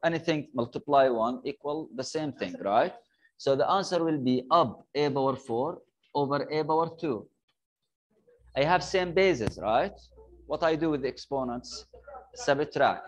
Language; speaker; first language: English; non-native, fluent; Arabic